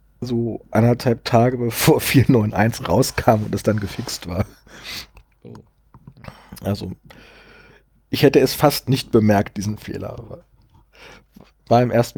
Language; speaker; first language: German; native; German